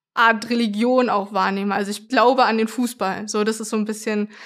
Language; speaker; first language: German; native; German